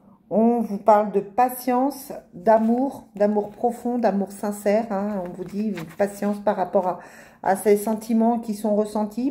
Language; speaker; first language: French; native; French